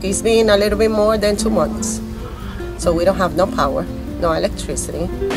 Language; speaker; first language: English; early bilingual, other home language; Spanish